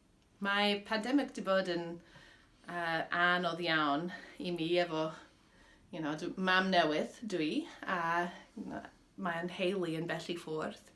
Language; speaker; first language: Welsh; non-native, fluent; English